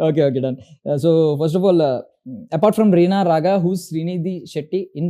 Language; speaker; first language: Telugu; native; Telugu